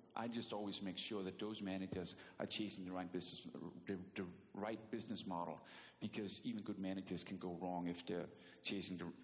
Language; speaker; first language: English; non-native, fluent; Danish